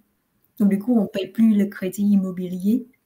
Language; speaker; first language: French; non-native, fluent; Vietnamese